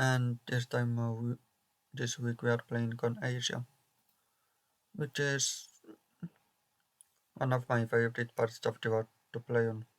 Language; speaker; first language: English; non-native, fluent; Polish